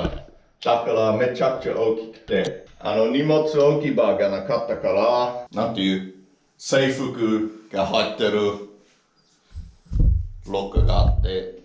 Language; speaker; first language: Japanese; non-native, learner; English